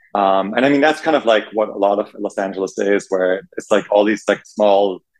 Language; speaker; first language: English; non-native, fluent; German